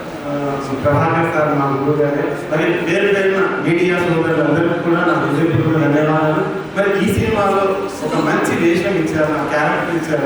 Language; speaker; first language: Telugu; native; Telugu